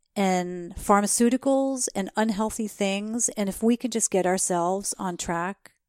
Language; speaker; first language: English; native; English